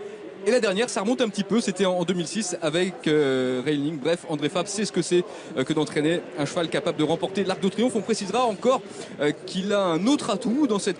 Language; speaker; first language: French; native; French